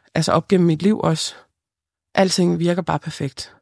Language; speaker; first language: Danish; early bilingual, other home language; Lithuanian